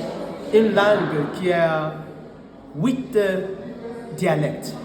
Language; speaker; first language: French; non-native, fluent; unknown